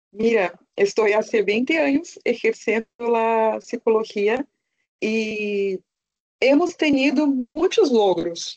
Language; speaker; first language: Spanish; non-native, fluent; Portuguese